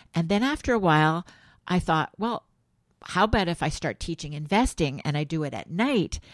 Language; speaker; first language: English; native; English